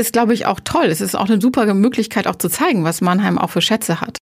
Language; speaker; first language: German; native; German